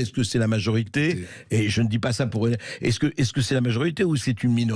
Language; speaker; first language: French; native; French